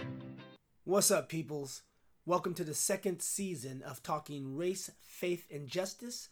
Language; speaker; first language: English; native; English